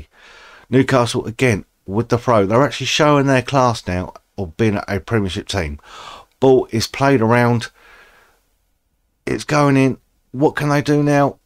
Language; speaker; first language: English; native; English